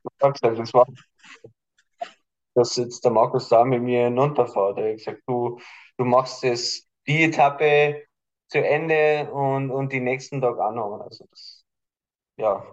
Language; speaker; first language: German; native; German